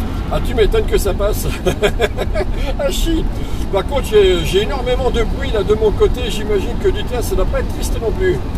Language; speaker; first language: French; native; French